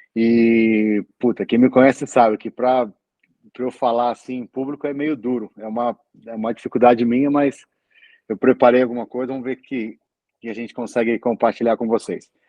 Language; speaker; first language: Portuguese; native; Portuguese